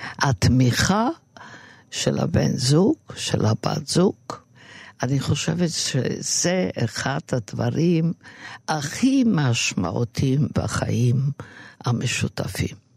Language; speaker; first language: Hebrew; non-native, fluent; Yiddish